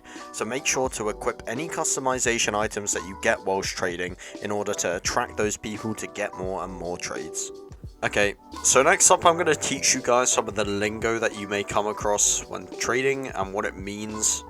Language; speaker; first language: English; native; English